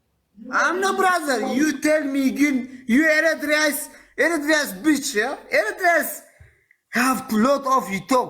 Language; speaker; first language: English; non-native, learner; Tigrinya